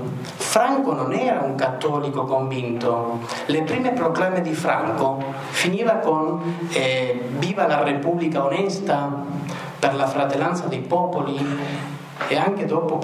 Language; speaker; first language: Italian; non-native, fluent; Spanish